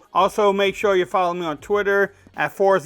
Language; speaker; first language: English; native; English